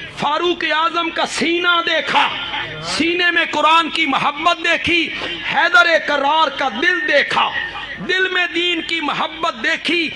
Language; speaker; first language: Urdu; non-native, local second language; Punjabi